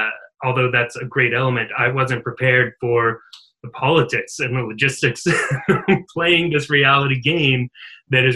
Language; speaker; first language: English; native; English